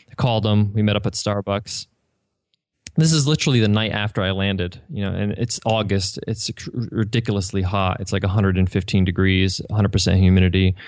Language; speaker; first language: English; native; English